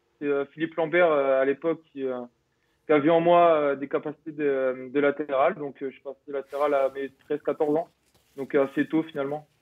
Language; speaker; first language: French; native; French